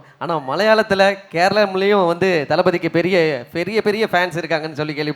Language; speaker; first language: Tamil; native; Tamil